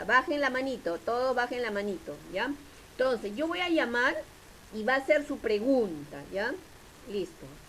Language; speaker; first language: Spanish; native; Spanish